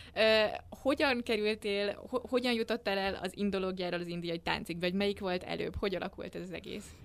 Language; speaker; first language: Hungarian; native; Hungarian